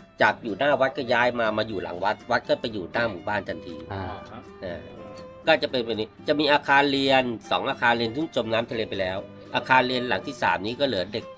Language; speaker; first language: Thai; native; Thai